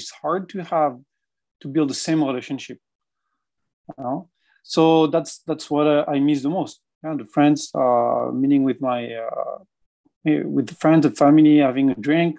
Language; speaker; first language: English; non-native, fluent; French